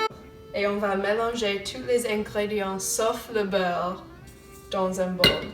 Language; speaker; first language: French; non-native, learner; English